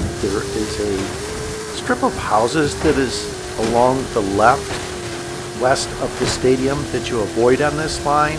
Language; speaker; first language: English; native; English